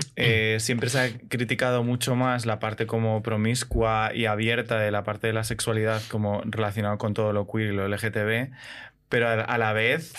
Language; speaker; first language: Spanish; native; Spanish